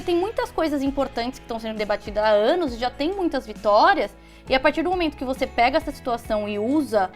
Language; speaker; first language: Portuguese; native; Portuguese